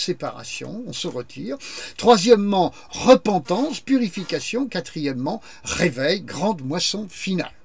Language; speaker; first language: French; native; French